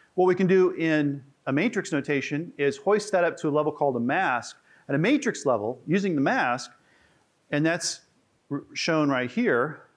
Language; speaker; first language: English; native; English